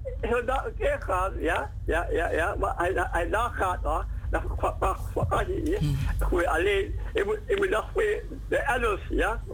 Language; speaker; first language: Dutch; non-native, learner; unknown